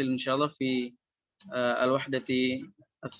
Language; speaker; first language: Arabic; non-native, fluent; Indonesian